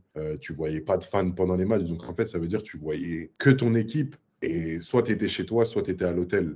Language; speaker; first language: French; native; French